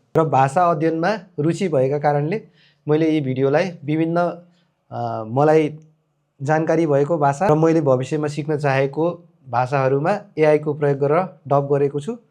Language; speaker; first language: Nepali; native; Nepali